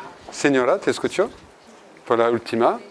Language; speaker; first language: Spanish; non-native, fluent; French